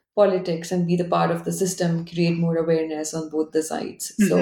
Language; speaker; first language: English; non-native, local second language; Hindi